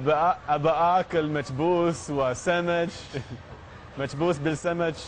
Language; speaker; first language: Arabic; non-native, learner; English